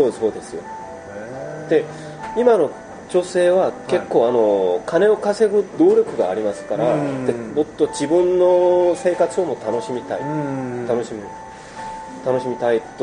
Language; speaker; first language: Japanese; non-native, fluent; Korean